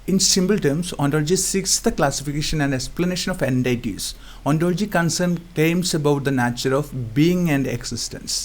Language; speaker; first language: English; non-native, local second language; Malayalam